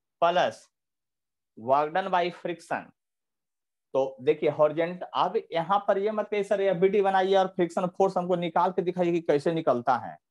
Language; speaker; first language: Hindi; native; Hindi